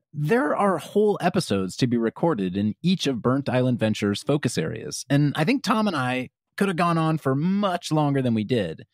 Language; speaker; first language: English; native; English